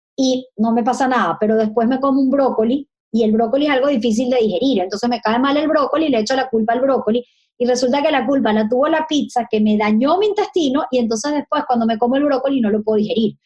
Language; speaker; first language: Spanish; native; Spanish